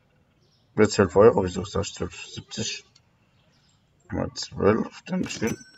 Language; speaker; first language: German; native; German